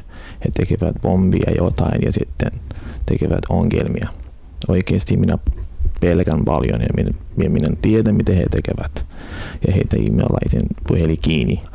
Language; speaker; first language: Finnish; non-native, learner; Arabic